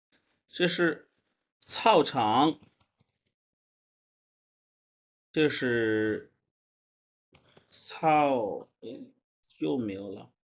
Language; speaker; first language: Chinese; non-native, fluent; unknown